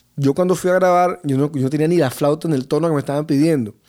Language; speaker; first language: Spanish; native; Spanish